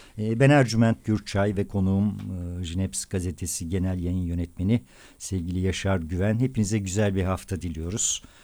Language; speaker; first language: Turkish; native; Turkish